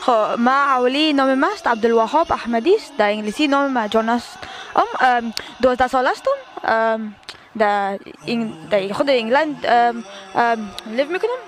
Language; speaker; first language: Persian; early bilingual, heritage; Persian